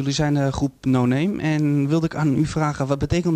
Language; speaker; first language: Dutch; native; Dutch